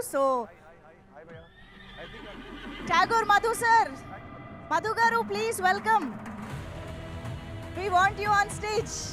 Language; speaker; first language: Telugu; native; Telugu